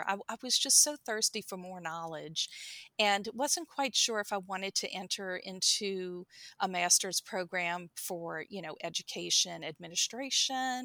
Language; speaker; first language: English; native; English